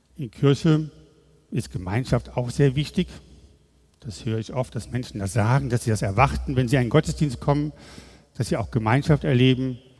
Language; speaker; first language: German; native; German